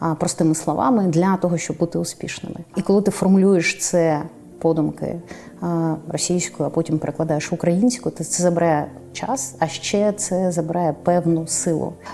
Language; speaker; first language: Ukrainian; non-native, local second language; Russian